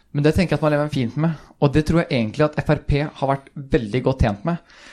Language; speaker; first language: Norwegian; early bilingual, other home language; Swedish